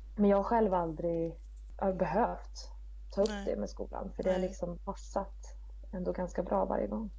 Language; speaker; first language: Swedish; native; Swedish